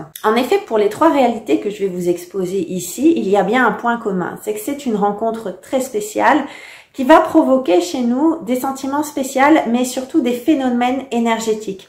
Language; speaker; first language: French; native; French